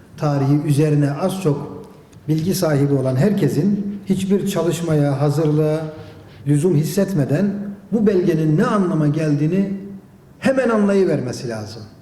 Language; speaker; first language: Turkish; native; Turkish